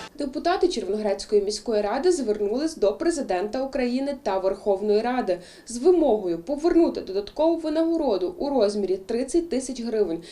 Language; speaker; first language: Ukrainian; native; Ukrainian